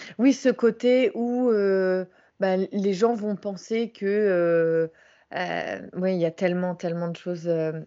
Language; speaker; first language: French; native; French